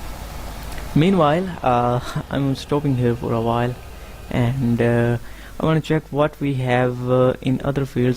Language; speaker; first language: English; non-native, fluent; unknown